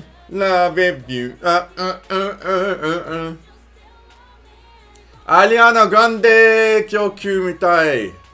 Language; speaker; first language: Japanese; non-native, learner; English